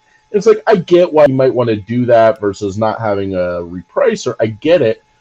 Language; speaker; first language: English; native; English